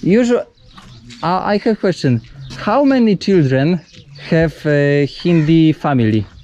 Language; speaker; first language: English; non-native, learner; Polish